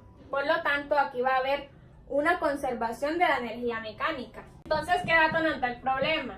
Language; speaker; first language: Spanish; native; Spanish